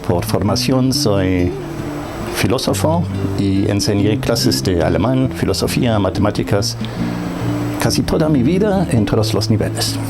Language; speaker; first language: Spanish; non-native, fluent; German